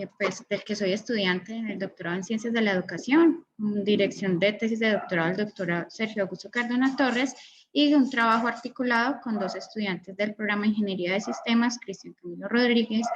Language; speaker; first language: Spanish; native; Spanish